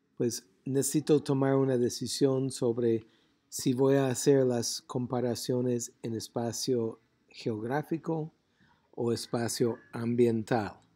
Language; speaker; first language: Spanish; non-native, fluent; English